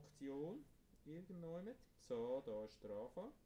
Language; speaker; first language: German; native; German